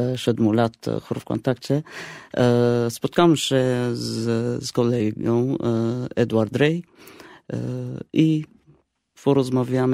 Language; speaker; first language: Polish; non-native, fluent; Arabic